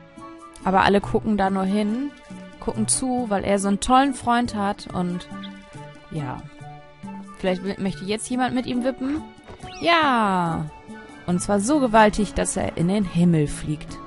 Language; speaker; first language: German; native; German